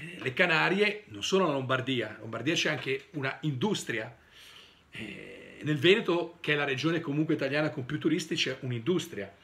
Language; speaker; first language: Italian; native; Italian